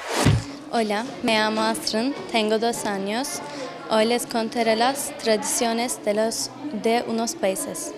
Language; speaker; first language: Spanish; non-native, learner; Turkish